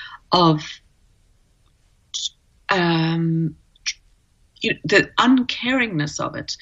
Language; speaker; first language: English; native; English